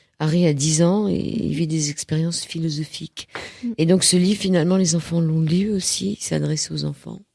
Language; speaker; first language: French; native; French